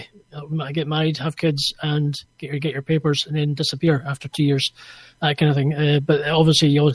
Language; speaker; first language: English; native; English